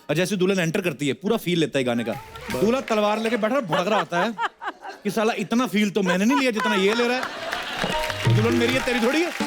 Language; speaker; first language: Hindi; non-native, local second language; Punjabi